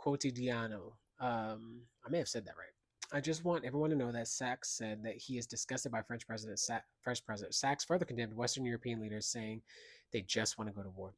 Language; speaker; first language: English; native; English